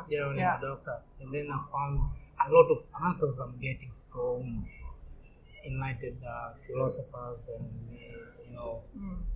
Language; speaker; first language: English; non-native, local second language; Swahili